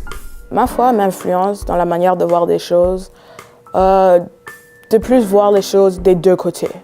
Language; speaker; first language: French; native; French